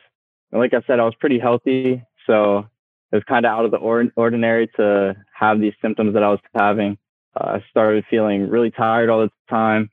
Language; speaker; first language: English; native; English